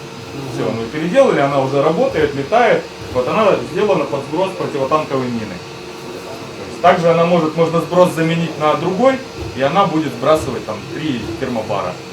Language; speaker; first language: Russian; native; Russian